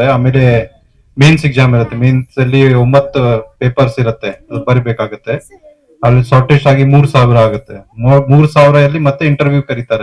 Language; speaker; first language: Kannada; non-native, fluent; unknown